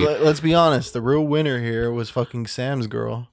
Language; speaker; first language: English; native; English